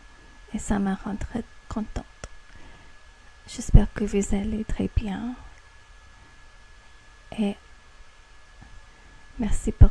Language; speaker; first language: French; non-native, learner; English